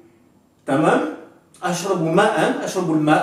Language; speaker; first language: Arabic; non-native, fluent; French